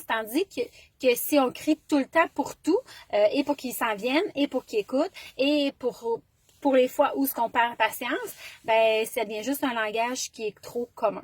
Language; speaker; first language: French; native; French